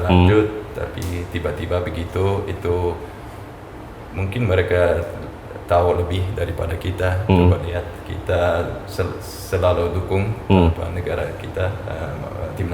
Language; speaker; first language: Indonesian; non-native, fluent; Uzbek